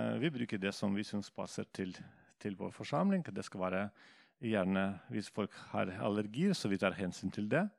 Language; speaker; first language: Norwegian; non-native, fluent; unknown